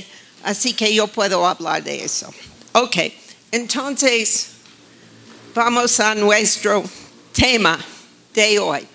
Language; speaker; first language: Spanish; non-native, fluent; English